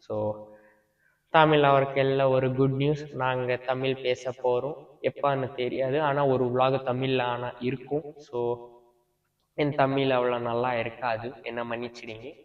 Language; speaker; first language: Tamil; non-native, learner; Telugu